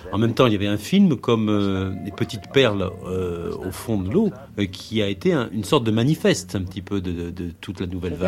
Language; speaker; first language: French; native; French